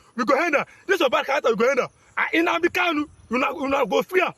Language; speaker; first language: Nigerian Pidgin; native; Nigerian Pidgin